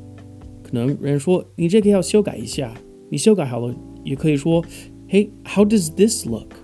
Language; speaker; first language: Chinese; non-native, fluent; English